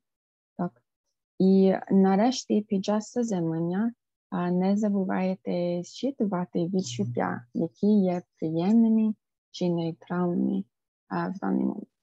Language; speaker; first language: Ukrainian; non-native, fluent; English